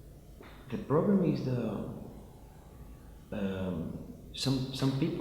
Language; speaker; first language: English; non-native, fluent; Portuguese